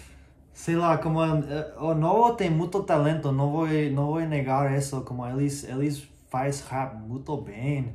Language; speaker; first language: Portuguese; non-native, learner; English